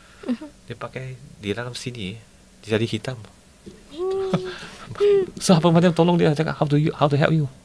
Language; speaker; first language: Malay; non-native, local second language; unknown